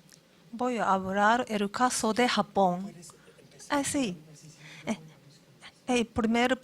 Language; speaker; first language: Spanish; non-native, learner; Japanese